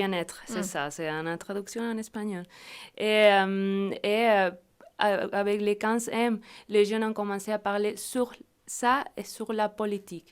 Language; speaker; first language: French; non-native, fluent; Spanish